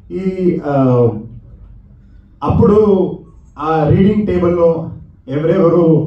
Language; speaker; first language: Telugu; non-native, learner; Kannada